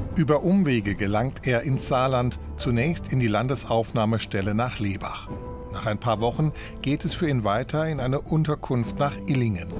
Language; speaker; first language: German; native; German